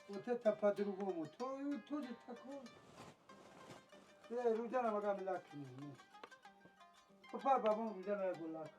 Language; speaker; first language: Russian; non-native, learner; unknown